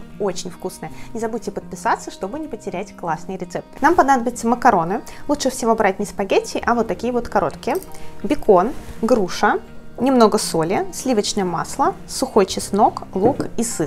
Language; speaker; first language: Russian; native; Russian